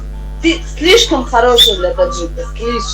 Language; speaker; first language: Russian; native; Russian